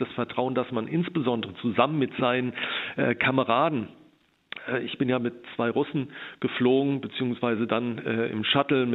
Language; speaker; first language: German; native; German